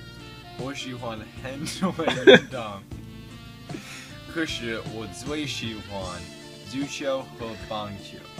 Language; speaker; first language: Chinese; non-native, learner; English